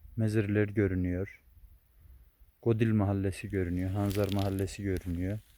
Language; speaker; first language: Turkish; native; Turkish